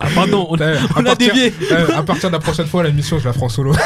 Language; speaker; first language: French; native; French